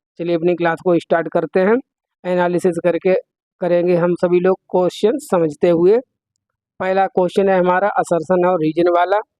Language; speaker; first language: Hindi; native; Hindi